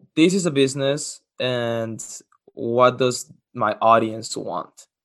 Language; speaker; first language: English; non-native, fluent; Spanish